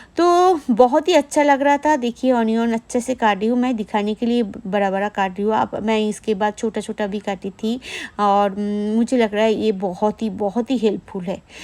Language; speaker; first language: Hindi; non-native, local second language; Bangla